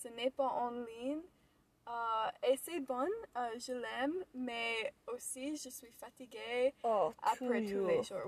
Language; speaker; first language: French; non-native, learner; English